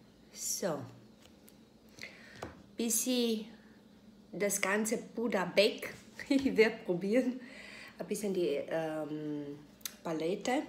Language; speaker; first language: German; non-native, fluent; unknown